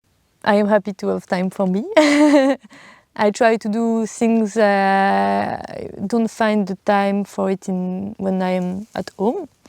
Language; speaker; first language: English; non-native, learner; French